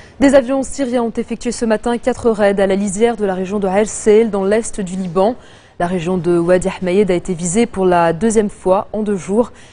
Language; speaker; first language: French; non-native, local second language; Arabic